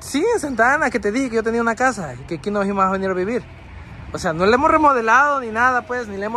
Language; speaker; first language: Spanish; native; Spanish